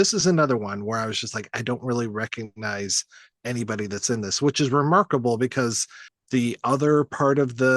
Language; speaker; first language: English; native; English